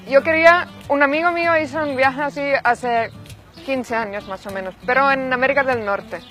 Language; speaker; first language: Spanish; non-native, fluent; Finnish